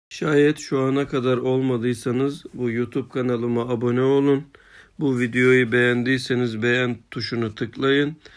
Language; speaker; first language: Turkish; early bilingual, heritage; Turkish